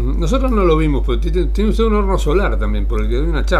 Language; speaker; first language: Spanish; native; Spanish